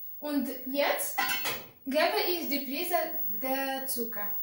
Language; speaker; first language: German; non-native, learner; Russian